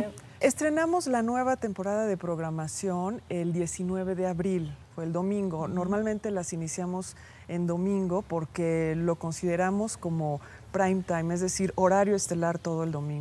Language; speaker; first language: Spanish; native; Spanish